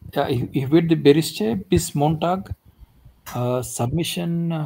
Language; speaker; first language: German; non-native, learner; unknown